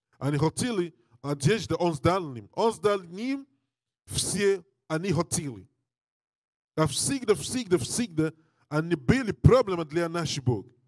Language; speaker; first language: Russian; non-native, learner; English